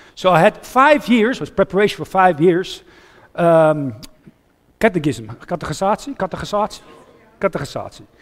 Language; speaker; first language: English; non-native, fluent; Dutch